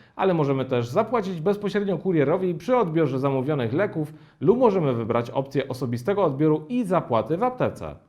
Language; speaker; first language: Polish; native; Polish